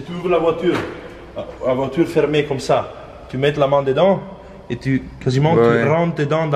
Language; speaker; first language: French; non-native, fluent; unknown